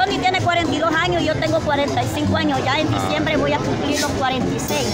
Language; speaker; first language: Spanish; native; Spanish